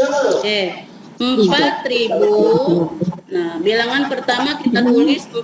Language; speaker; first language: Indonesian; native; Indonesian